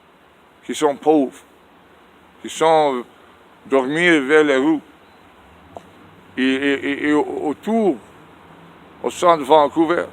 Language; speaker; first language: French; non-native, learner; English